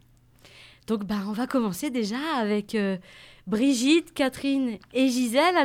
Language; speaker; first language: French; native; French